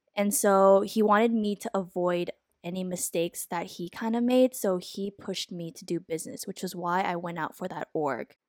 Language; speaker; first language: English; early bilingual, other home language; Vietnamese